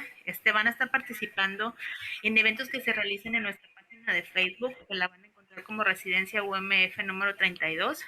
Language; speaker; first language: Spanish; native; Spanish